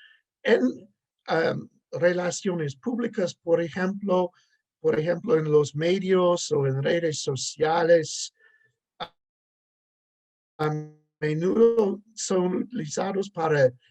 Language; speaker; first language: Spanish; non-native, fluent; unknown